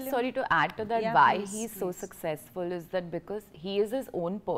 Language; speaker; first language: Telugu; non-native, local second language; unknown